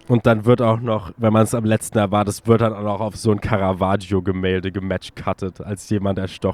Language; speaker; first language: German; native; German